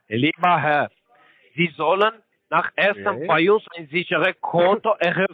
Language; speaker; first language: German; non-native, learner; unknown